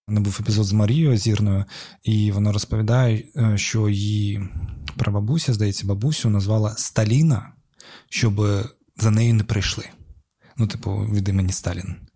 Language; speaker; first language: Ukrainian; native; Ukrainian